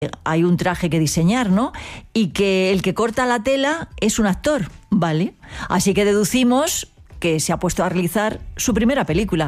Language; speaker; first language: Spanish; native; Spanish